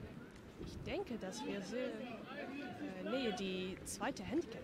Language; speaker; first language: German; non-native, learner; Dutch